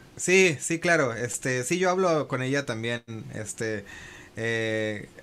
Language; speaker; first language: Spanish; early bilingual, heritage; Spanish